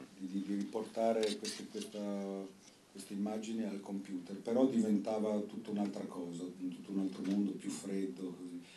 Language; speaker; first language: Italian; native; Italian